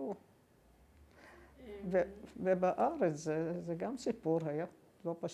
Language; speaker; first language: Hebrew; non-native, fluent; Arabic